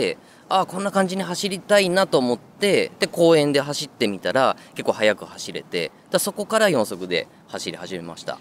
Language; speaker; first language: Japanese; native; Japanese